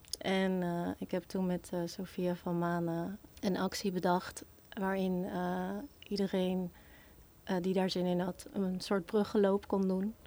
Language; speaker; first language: Dutch; native; Dutch